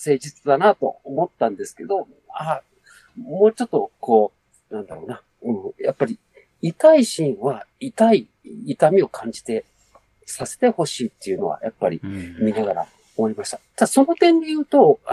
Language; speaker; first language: Japanese; native; Japanese